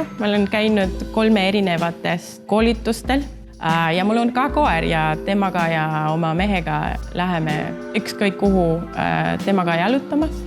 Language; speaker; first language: Estonian; non-native, fluent; Spanish